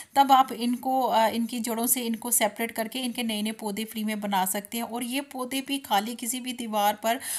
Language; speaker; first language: Hindi; non-native, local second language; Punjabi